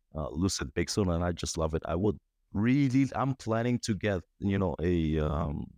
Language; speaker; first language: English; non-native, fluent; Spanish